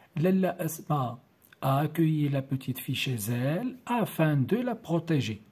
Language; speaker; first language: French; non-native, local second language; Arabic